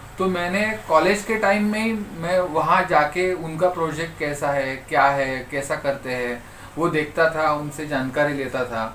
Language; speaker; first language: Hindi; non-native, local second language; Marathi